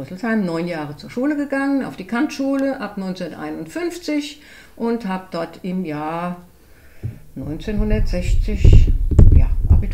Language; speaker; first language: German; native; German